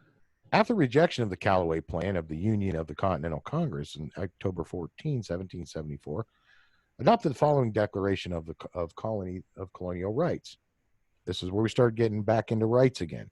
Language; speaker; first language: English; native; English